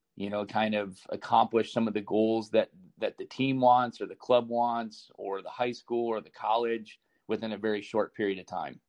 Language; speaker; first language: English; native; English